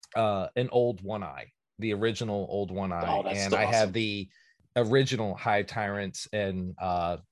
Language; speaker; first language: English; native; English